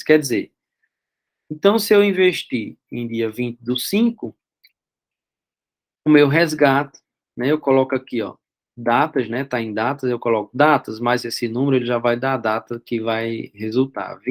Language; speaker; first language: Portuguese; native; Portuguese